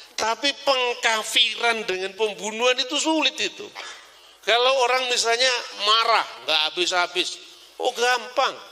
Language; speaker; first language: Indonesian; non-native, local second language; Javanese